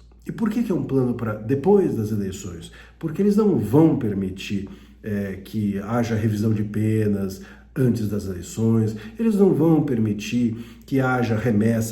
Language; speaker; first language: Portuguese; native; Portuguese